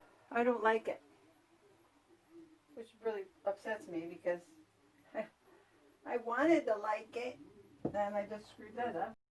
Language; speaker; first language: English; native; English